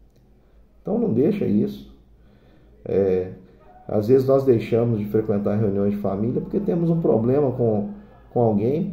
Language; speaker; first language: Portuguese; native; Portuguese